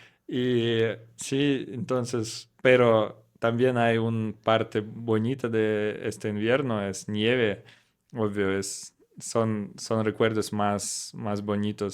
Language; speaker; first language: Spanish; non-native, learner; Russian